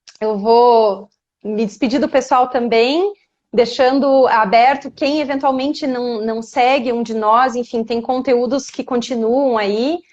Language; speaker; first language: Portuguese; native; Portuguese